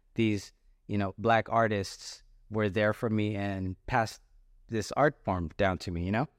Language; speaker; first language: English; native; English